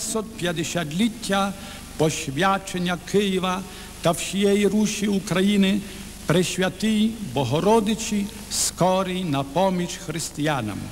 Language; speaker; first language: Ukrainian; early bilingual, heritage; Ukrainian